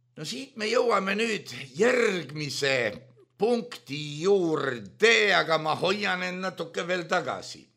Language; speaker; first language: Estonian; native; Estonian